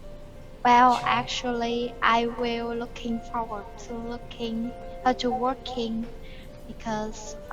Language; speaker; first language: English; non-native, learner; Vietnamese